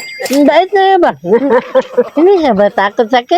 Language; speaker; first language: Filipino; non-native, local second language; Cebuano